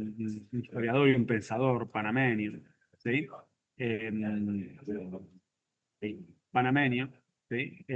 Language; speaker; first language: Spanish; native; Spanish